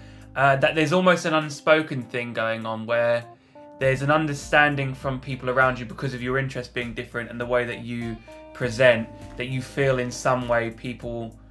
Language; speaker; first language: English; native; English